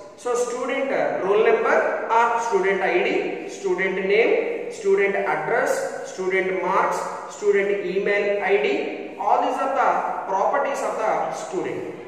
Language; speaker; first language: English; non-native, local second language; Telugu